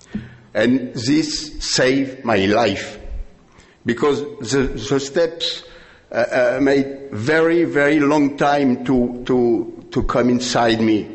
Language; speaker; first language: English; non-native, learner; French